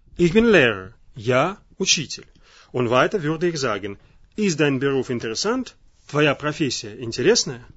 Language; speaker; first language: German; non-native, fluent; Russian